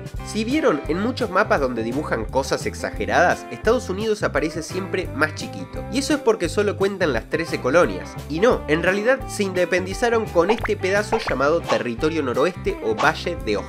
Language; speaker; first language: Spanish; native; Spanish